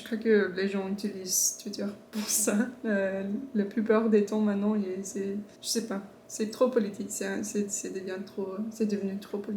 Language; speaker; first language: French; non-native, fluent; English